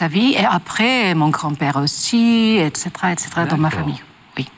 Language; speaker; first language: French; non-native, learner; Japanese